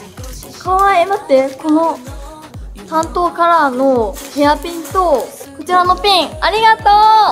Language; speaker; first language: Japanese; native; Japanese